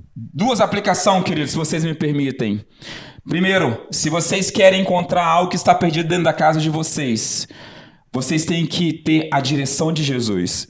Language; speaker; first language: Portuguese; native; Portuguese